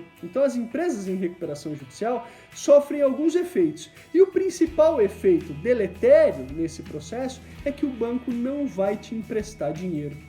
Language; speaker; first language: Portuguese; native; Portuguese